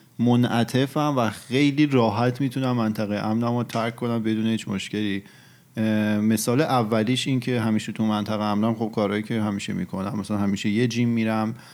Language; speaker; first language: Persian; native; Persian